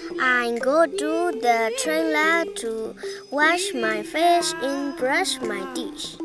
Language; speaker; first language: English; non-native, learner; Burmese